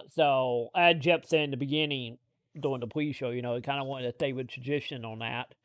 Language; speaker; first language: English; native; English